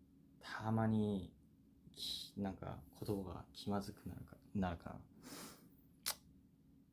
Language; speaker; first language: Japanese; non-native, fluent; Korean